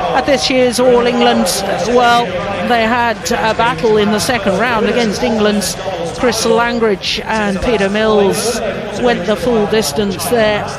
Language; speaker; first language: English; native; English